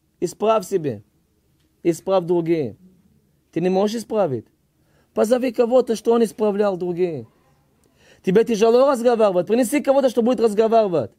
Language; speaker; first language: Russian; early bilingual, heritage; Hebrew